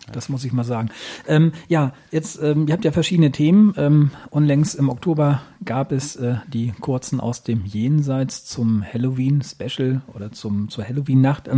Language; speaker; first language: German; native; German